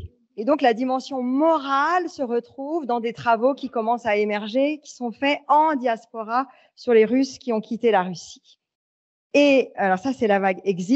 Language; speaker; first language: French; native; French